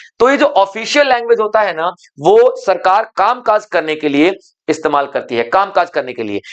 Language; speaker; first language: Hindi; native; Hindi